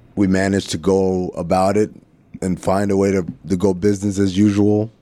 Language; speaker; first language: English; early bilingual, other home language; Arabic